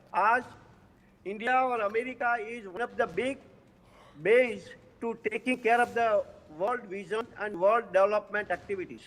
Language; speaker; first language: Hindi; non-native, local second language; Gujarati